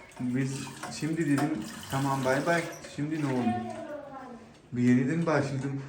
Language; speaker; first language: Turkish; non-native, learner; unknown